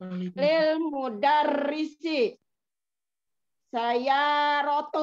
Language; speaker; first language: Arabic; non-native, learner; Indonesian